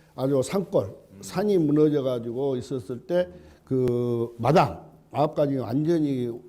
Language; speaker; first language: Korean; native; Korean